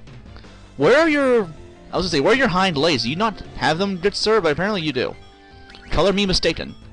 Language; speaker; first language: English; native; English